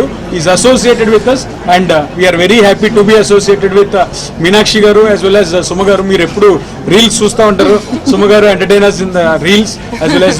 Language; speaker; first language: Telugu; native; Telugu